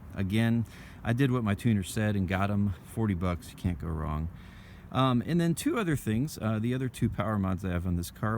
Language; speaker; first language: English; native; English